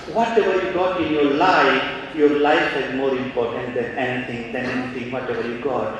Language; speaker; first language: English; non-native, local second language; Hindi